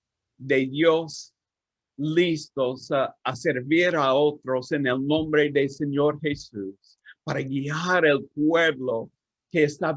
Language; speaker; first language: Spanish; non-native, learner; English